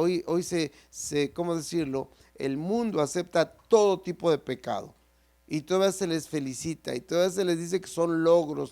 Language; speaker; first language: Spanish; native; Spanish